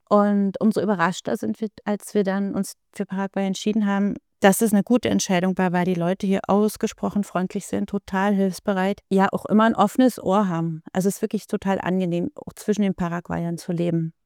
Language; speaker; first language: German; native; German